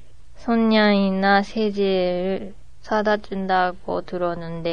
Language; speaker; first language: Korean; non-native, learner; Japanese